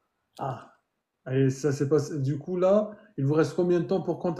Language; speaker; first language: French; native; French